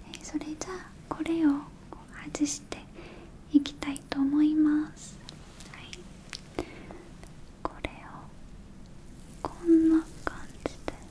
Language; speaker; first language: Japanese; non-native, learner; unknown